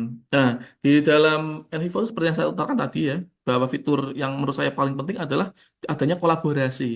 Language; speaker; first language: Indonesian; native; Indonesian